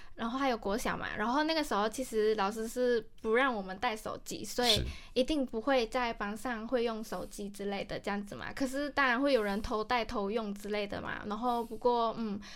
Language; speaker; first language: Chinese; native; Chinese